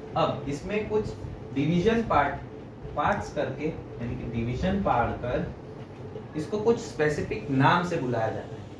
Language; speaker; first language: Hindi; non-native, local second language; Gujarati